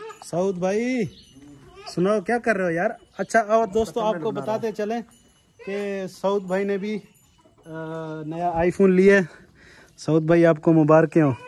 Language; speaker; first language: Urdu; non-native, local second language; Saraiki